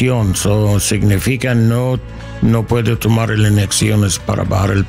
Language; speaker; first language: Spanish; non-native, learner; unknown